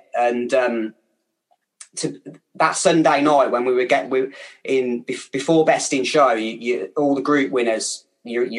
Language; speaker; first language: English; native; English